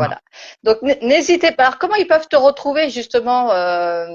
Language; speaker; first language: French; native; French